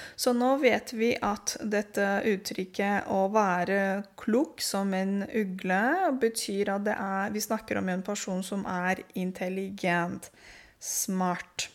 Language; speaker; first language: Norwegian; non-native, fluent; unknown